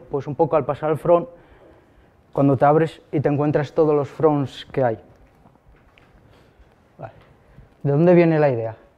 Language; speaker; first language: Spanish; native; Spanish